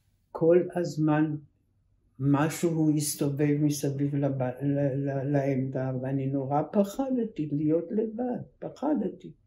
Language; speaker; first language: Hebrew; early bilingual, other home language; German